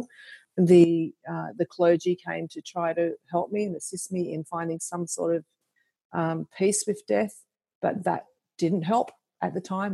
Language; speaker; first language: English; native; English